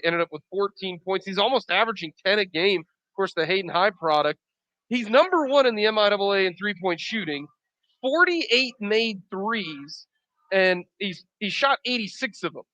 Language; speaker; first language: English; native; English